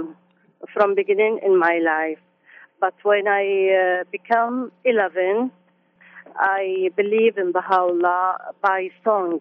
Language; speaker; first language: English; non-native, learner; Arabic